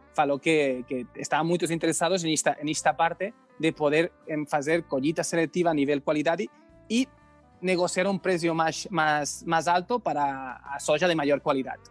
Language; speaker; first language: Portuguese; non-native, learner; Catalan